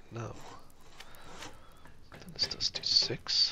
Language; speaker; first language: German; native; German